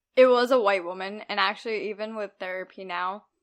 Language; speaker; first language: English; early bilingual, other home language; Urdu